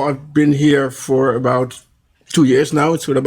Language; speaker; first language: English; non-native, fluent; Dutch